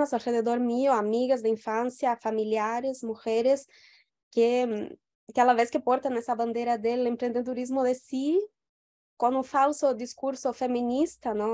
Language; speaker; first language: Spanish; non-native, fluent; Portuguese